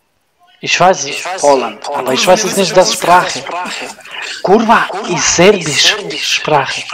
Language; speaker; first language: German; non-native, learner; Serbian